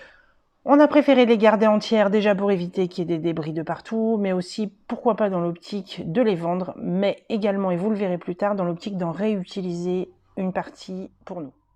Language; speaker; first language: French; native; French